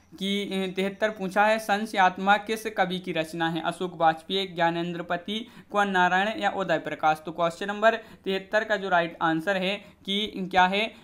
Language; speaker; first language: Hindi; native; Hindi